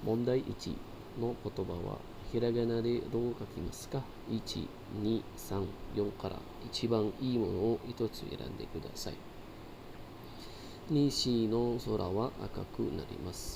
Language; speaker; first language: Japanese; non-native, learner; Indonesian